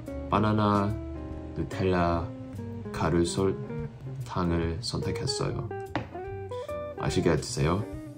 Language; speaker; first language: Korean; non-native, learner; English